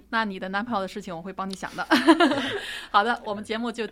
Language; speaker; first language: Chinese; native; Chinese